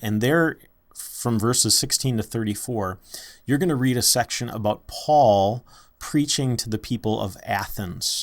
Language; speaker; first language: English; native; English